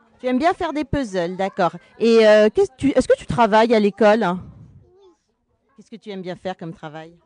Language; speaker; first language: French; native; French